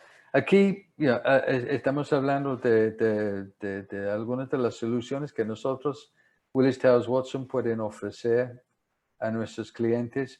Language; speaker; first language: Spanish; non-native, fluent; English